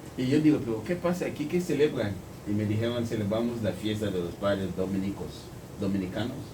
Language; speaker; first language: Spanish; non-native, fluent; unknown